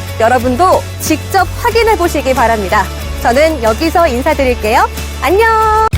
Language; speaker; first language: Korean; native; Korean